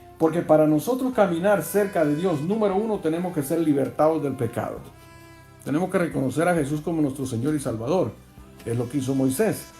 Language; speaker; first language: Spanish; native; Spanish